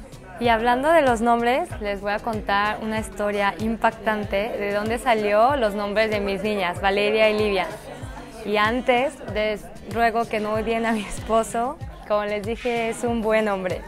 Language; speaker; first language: Spanish; non-native, fluent; Korean